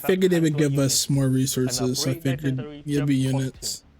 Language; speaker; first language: English; native; English